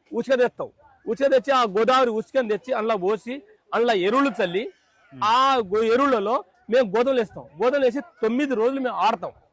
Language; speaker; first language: Telugu; non-native, local second language; Lambadi